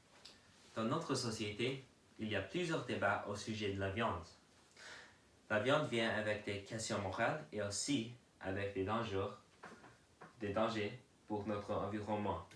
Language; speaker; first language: French; non-native, learner; English